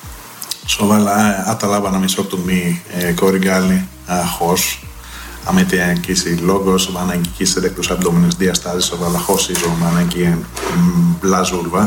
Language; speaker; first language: Hungarian; non-native, learner; Greek